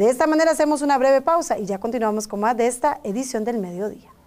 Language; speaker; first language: Spanish; native; Spanish